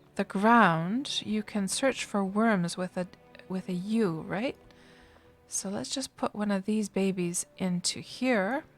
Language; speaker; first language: English; non-native, fluent; Finnish